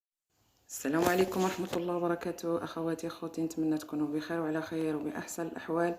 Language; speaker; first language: Arabic; native; Arabic